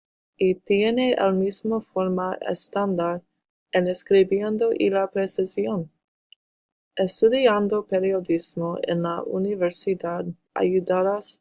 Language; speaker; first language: Spanish; non-native, learner; English